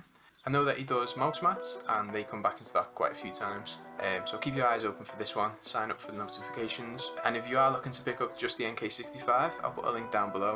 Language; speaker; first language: English; native; English